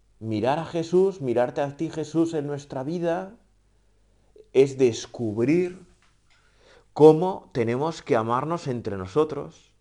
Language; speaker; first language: Spanish; native; Spanish